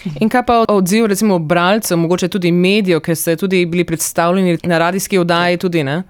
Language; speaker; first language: Slovenian; early bilingual, heritage; Slovenian